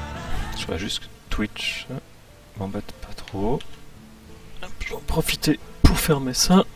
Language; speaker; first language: French; native; French